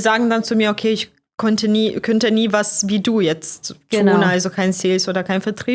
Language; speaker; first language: German; non-native, fluent; Croatian